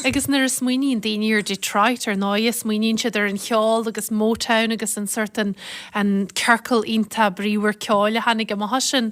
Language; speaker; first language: Irish; native; Irish